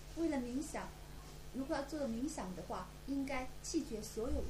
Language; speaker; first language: Chinese; native; Chinese